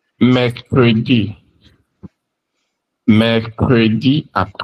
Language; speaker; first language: French; non-native, fluent; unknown